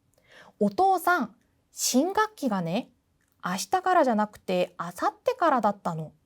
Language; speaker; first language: Japanese; non-native, fluent; Korean